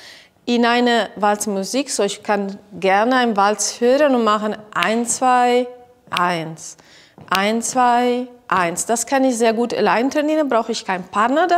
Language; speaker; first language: German; non-native, fluent; Italian